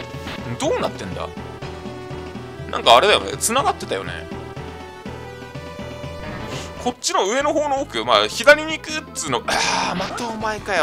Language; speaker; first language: Japanese; native; Japanese